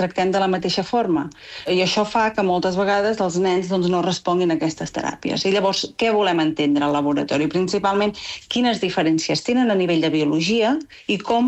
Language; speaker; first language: Catalan; native; Catalan